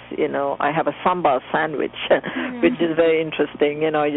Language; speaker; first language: English; non-native, local second language; Tamil